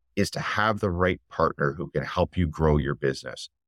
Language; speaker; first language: English; native; English